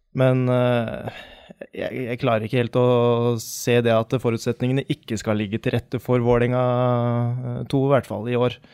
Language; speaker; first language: Norwegian; native; Norwegian